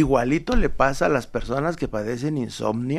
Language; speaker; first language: Spanish; native; Spanish